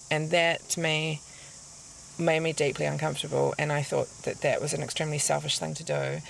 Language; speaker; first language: English; native; English